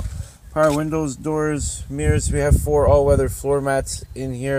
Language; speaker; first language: English; native; English